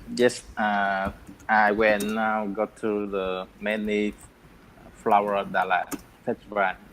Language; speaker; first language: English; non-native, learner; Vietnamese